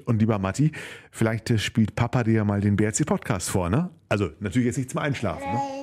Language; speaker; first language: German; native; German